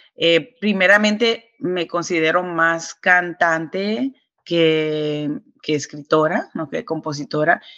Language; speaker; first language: Spanish; early bilingual, heritage; Spanish